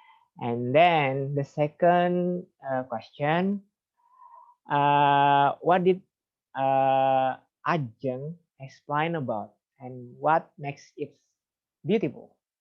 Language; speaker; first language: English; non-native, fluent; Indonesian